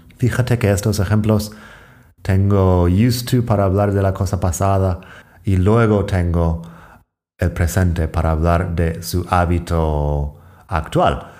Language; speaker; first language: Spanish; non-native, fluent; English